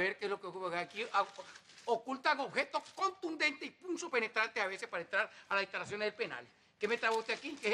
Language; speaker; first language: Spanish; native; Spanish